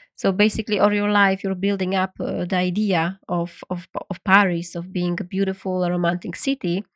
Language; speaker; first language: English; non-native, fluent; Polish